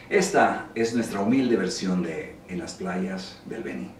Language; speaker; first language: Spanish; native; Spanish